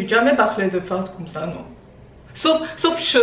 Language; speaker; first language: French; non-native, learner; Chinese